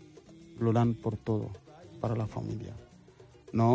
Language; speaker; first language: Spanish; non-native, fluent; Wolof